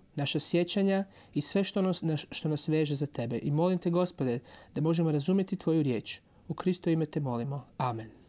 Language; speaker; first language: English; non-native, fluent; Croatian